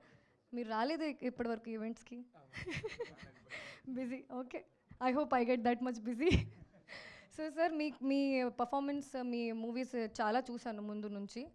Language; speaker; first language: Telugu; non-native, local second language; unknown